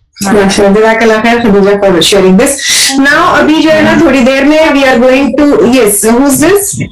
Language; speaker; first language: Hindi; native; Hindi